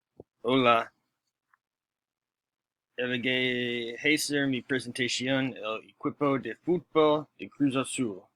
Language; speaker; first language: Spanish; non-native, learner; English